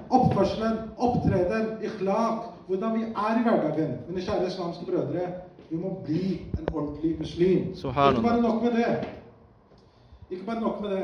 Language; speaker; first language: Norwegian; early bilingual, other home language; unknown